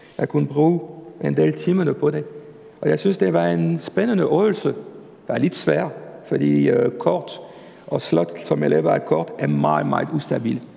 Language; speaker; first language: Danish; non-native, fluent; French